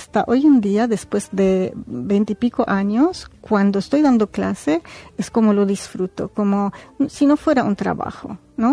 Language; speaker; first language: Spanish; non-native, fluent; Arabic